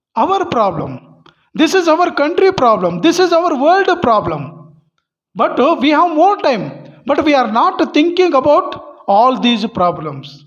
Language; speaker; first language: English; non-native, local second language; Hindi